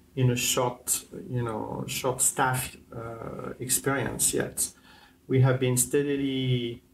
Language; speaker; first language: English; non-native, fluent; French